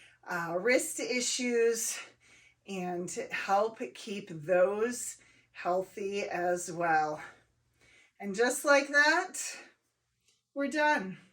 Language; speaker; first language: English; native; English